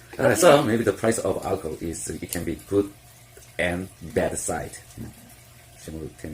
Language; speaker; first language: English; non-native, fluent; Korean